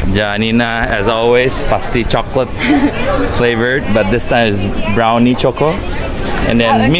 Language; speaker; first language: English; non-native, fluent; Indonesian